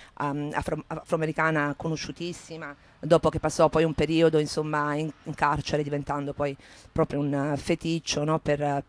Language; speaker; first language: Italian; native; Italian